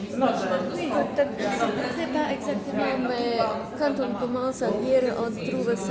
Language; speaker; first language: French; non-native, fluent; Slovenian